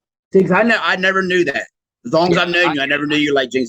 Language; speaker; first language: English; native; English